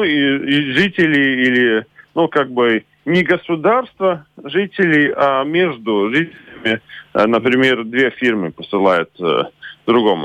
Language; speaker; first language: Russian; non-native, local second language; Latvian